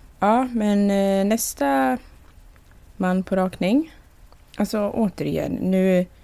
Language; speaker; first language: Swedish; native; Swedish